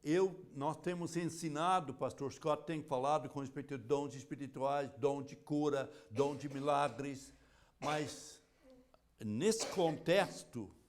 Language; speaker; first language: Portuguese; non-native, fluent; English